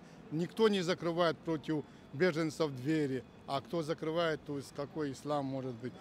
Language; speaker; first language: Russian; non-native, fluent; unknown